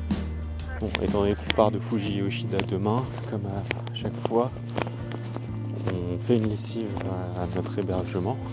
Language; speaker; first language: French; native; French